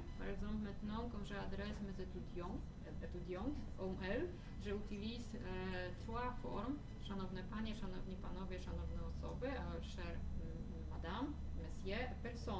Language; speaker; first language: French; non-native, fluent; Polish